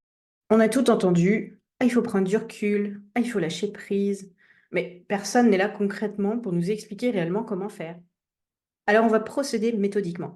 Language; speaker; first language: French; native; French